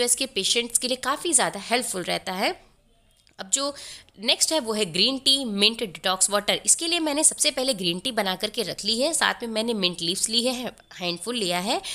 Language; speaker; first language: Hindi; native; Hindi